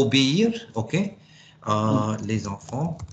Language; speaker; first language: French; non-native, fluent; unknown